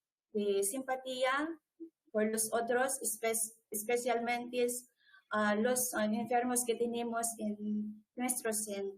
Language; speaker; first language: Spanish; non-native, learner; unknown